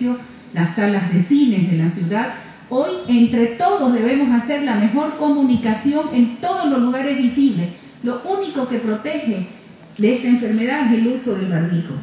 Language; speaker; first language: Spanish; native; Spanish